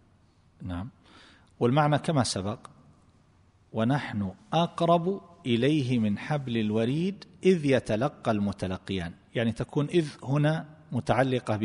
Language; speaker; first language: Arabic; native; Arabic